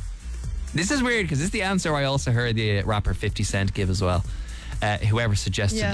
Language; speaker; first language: English; native; English